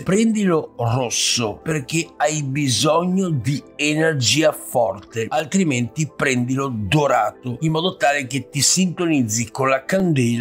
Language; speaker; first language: Italian; native; Italian